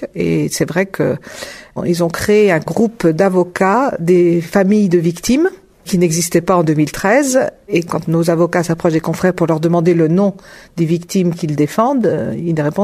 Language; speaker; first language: French; native; French